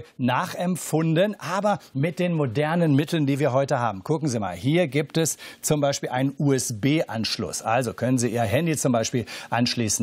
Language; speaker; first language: German; native; German